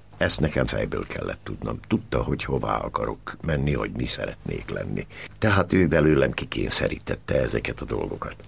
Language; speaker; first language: Hungarian; native; Hungarian